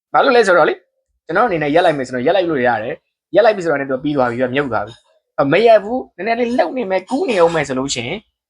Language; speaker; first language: Burmese; native; Burmese